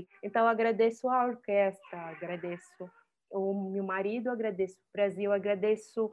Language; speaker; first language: Portuguese; non-native, fluent; Arabic